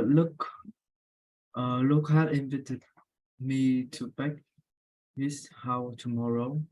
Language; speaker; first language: English; non-native, learner; Vietnamese